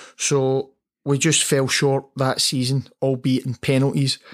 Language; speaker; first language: English; native; English